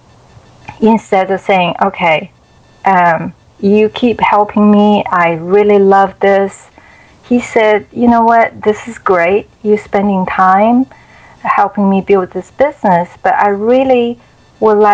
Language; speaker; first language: English; non-native, fluent; Chinese